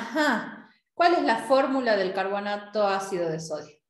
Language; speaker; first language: Spanish; native; Spanish